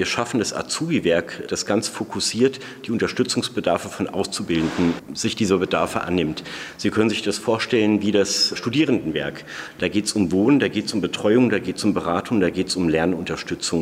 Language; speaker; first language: German; native; German